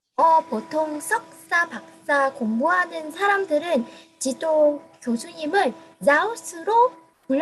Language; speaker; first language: Korean; non-native, fluent; Vietnamese